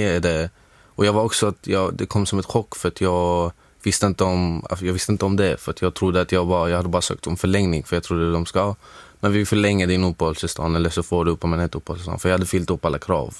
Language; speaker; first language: Swedish; non-native, fluent; Arabic